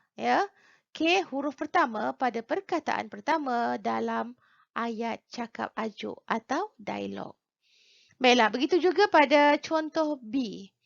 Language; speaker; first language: Malay; native; Malay